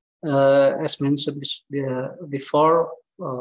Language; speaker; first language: English; non-native, learner; Indonesian